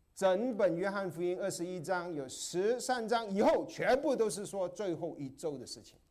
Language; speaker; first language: Chinese; non-native, local second language; Cantonese